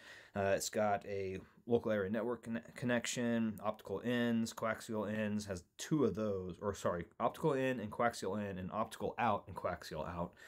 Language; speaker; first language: English; native; English